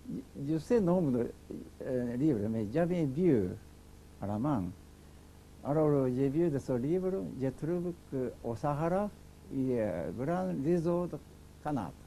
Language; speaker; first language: French; non-native, learner; Japanese